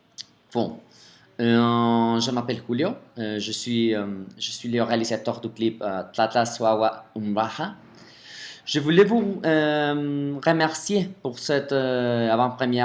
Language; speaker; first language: French; non-native, fluent; Spanish